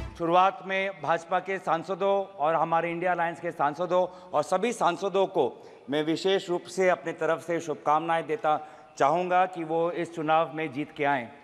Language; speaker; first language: Hindi; non-native, local second language; Assamese